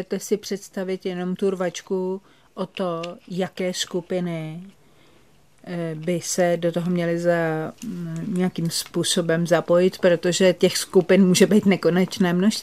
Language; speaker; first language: Czech; native; Czech